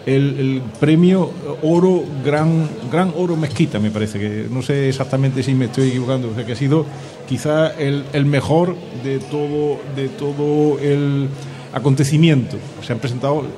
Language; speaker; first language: Spanish; native; Spanish